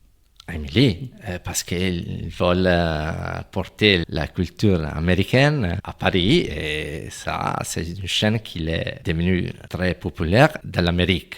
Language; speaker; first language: French; non-native, fluent; Italian